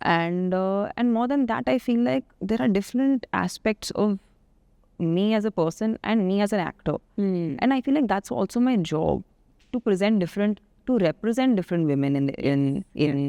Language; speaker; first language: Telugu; non-native, local second language; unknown